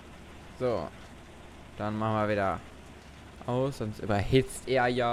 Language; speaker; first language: German; native; German